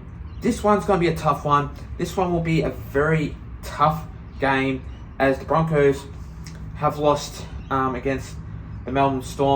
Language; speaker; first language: English; native; English